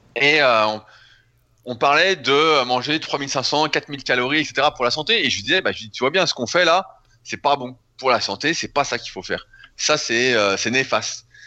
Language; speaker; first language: French; native; French